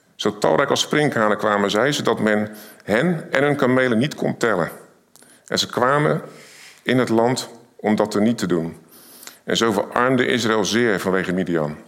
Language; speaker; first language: Dutch; native; Dutch